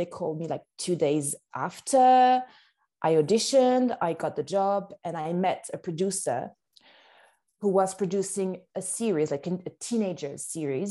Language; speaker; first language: English; non-native, fluent; French